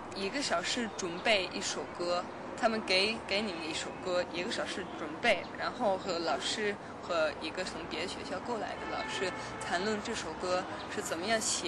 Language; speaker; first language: Chinese; non-native, learner; Danish